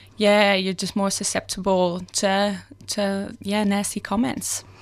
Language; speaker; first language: English; non-native, fluent; Dutch